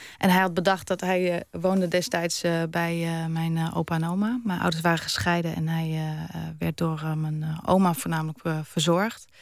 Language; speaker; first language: Dutch; early bilingual, other home language; German